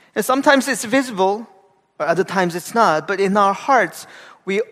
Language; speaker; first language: English; non-native, fluent; Korean